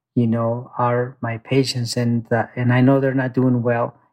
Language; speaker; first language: English; early bilingual, other home language; Spanish